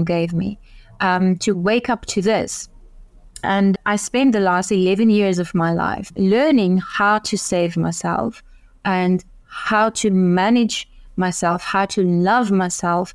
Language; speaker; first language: English; non-native, local second language; Afrikaans